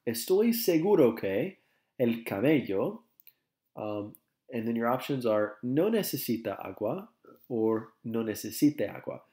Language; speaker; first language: Spanish; non-native, fluent; English